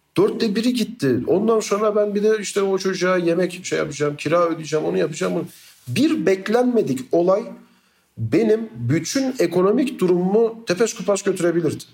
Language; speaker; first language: Turkish; native; Turkish